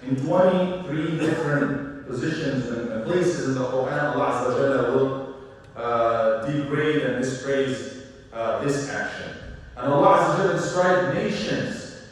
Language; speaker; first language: English; non-native, fluent; Arabic